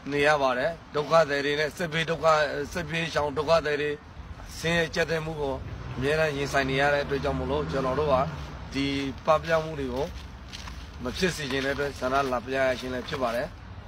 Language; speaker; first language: Burmese; native; Burmese